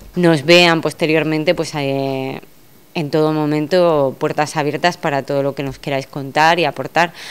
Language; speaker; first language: Spanish; native; Spanish